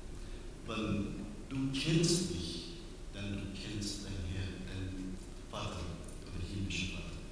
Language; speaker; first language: German; non-native, learner; Persian